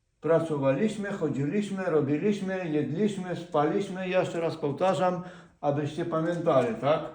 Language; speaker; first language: Polish; non-native, fluent; Ukrainian